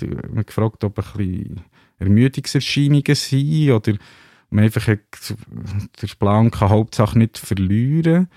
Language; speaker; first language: German; native; German